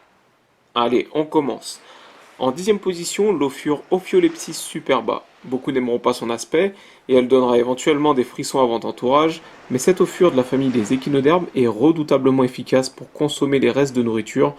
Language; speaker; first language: French; native; French